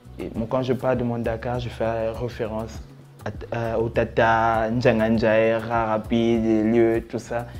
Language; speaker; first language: French; non-native, local second language; Wolof